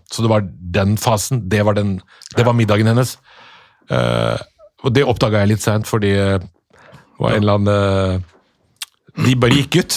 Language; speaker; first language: Norwegian; early bilingual, other home language; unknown